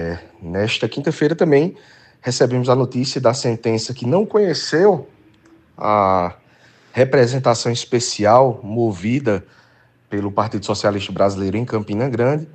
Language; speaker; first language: Portuguese; native; Portuguese